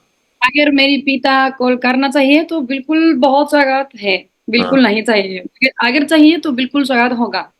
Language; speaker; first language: Hindi; non-native, learner; Spanish